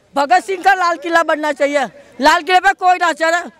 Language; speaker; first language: Hindi; non-native, local second language; Gujarati